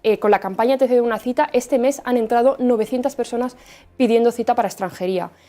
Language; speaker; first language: Spanish; early bilingual, other home language; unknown